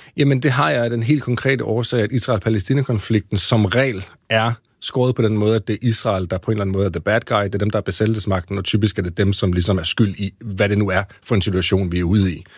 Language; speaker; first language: Danish; early bilingual, other home language; Hebrew